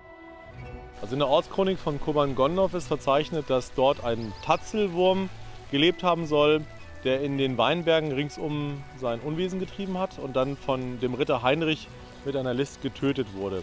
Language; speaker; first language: German; native; German